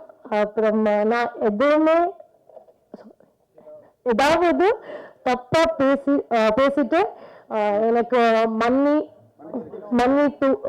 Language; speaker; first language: Tamil; non-native, learner; Kannada